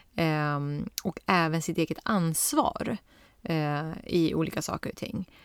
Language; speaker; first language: Swedish; early bilingual, other home language; Persian